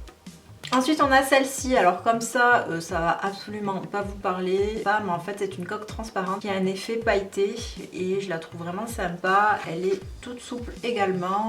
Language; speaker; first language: French; native; French